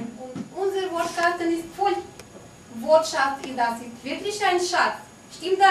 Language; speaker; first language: German; non-native, fluent; Russian